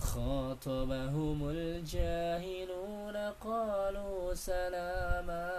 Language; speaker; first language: Arabic; non-native, learner; Indonesian